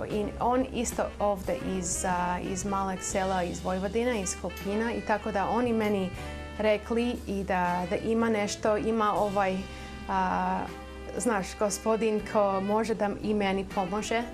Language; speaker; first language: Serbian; early bilingual, heritage; Serbian